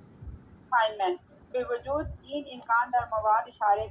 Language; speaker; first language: Persian; non-native, learner; Urdu